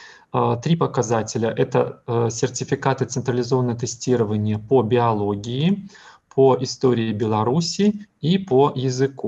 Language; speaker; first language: Russian; native; Russian